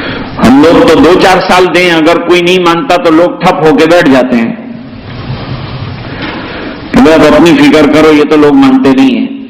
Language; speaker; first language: Urdu; native; Urdu